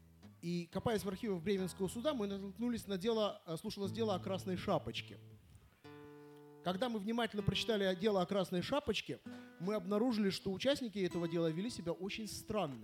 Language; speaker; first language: Russian; native; Russian